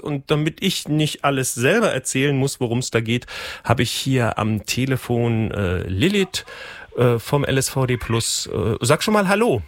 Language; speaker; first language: German; native; German